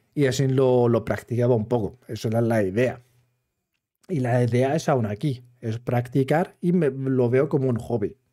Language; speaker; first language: Spanish; non-native, fluent; German